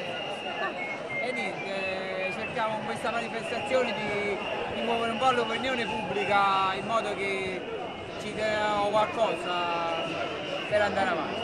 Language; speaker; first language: Italian; native; Italian